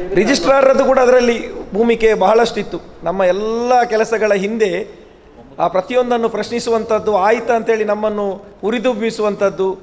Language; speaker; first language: Kannada; non-native, local second language; Malayalam